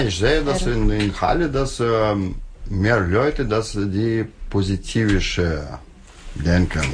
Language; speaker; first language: German; non-native, learner; Russian